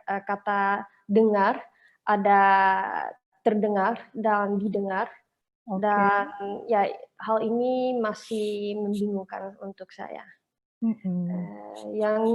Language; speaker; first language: Indonesian; non-native, learner; Dutch